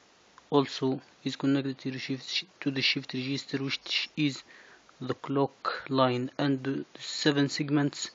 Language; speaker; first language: English; non-native, fluent; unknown